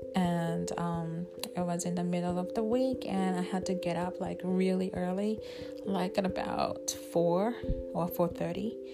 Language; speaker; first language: English; non-native, fluent; Japanese